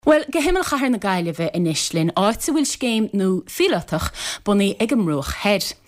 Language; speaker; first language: Irish; native; Irish